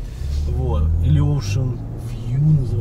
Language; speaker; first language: Russian; native; Russian